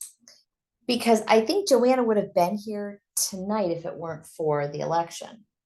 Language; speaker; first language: English; native; English